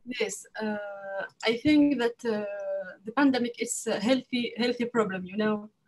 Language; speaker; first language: English; non-native, learner; French